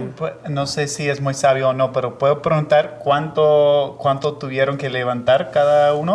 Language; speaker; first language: Spanish; non-native, fluent; English